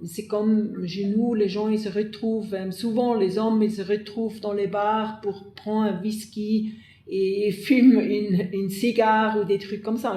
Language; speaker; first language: French; non-native, fluent; German